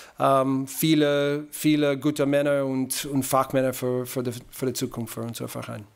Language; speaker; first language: German; non-native, fluent; English